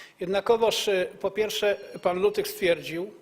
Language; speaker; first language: Polish; native; Polish